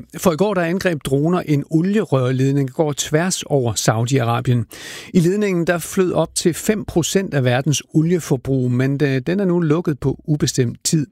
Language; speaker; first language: Danish; native; Danish